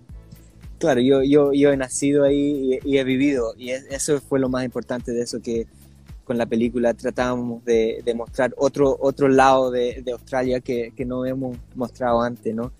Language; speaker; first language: Spanish; early bilingual, heritage; Spanish